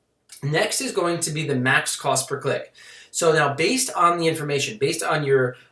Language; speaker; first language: English; native; English